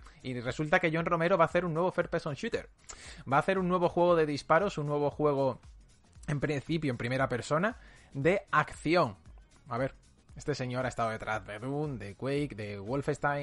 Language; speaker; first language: Spanish; native; Spanish